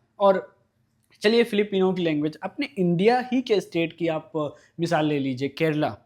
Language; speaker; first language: Hindi; native; Hindi